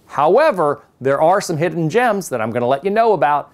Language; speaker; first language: English; native; English